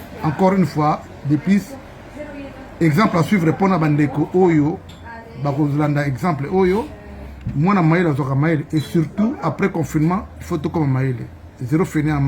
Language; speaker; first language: French; non-native, local second language; Lingala